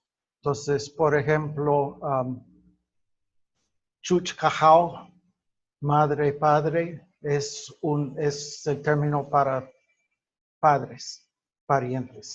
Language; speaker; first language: Spanish; non-native, fluent; English